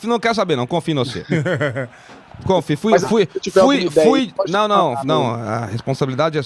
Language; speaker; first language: Portuguese; native; Portuguese